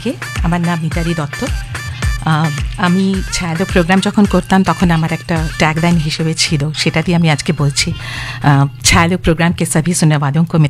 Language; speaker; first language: Bangla; non-native, local second language; Hindi